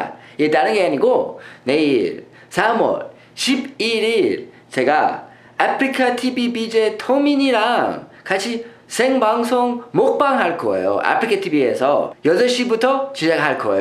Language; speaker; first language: Korean; non-native, fluent; English